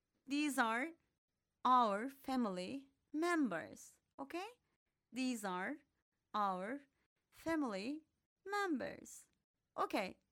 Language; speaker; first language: English; non-native, fluent; Turkish